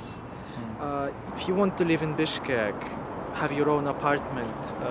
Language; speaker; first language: English; non-native, fluent; Russian